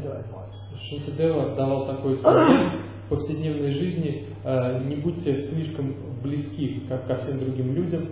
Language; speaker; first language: Russian; native; Russian